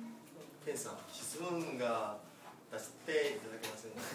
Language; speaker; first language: Japanese; non-native, learner; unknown